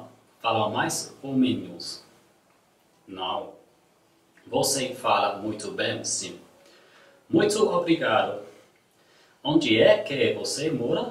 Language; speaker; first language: Portuguese; non-native, learner; English